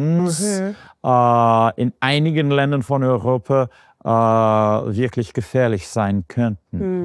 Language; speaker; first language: German; non-native, fluent; English